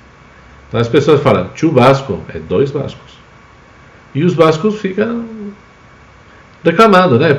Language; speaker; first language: Portuguese; non-native, fluent; Spanish